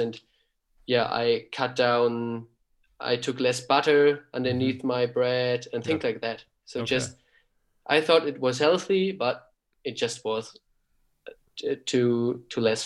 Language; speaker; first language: English; non-native, fluent; German